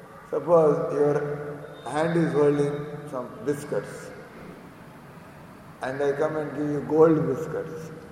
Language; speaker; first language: English; non-native, local second language; Telugu